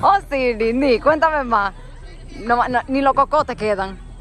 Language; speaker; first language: Spanish; early bilingual, heritage; Spanish